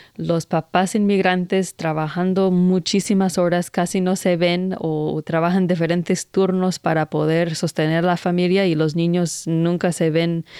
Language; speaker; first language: Spanish; non-native, fluent; English